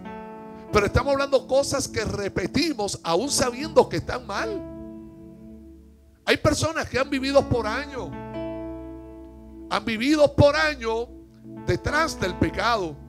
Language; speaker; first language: Spanish; native; Spanish